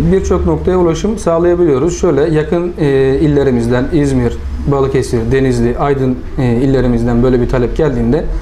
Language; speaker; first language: Turkish; native; Turkish